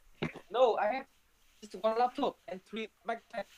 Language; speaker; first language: English; non-native, learner; Vietnamese